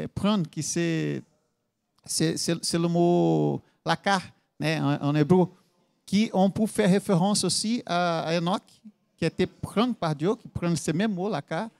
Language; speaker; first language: French; non-native, learner; Portuguese